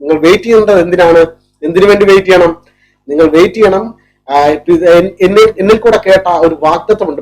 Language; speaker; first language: Malayalam; native; Malayalam